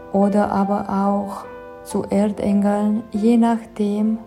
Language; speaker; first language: German; non-native, fluent; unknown